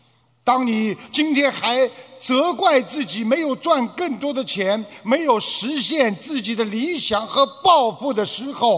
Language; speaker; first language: Chinese; native; Chinese